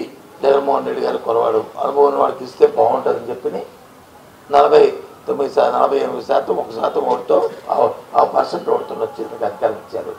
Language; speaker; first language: Telugu; native; Telugu